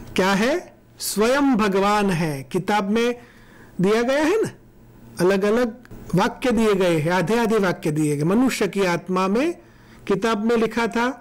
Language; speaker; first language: Hindi; non-native, local second language; Gujarati